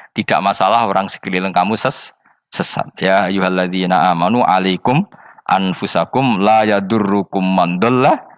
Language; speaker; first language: Malay; non-native, local second language; Javanese